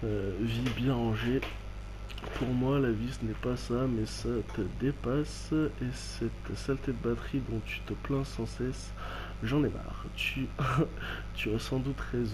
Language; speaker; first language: French; native; French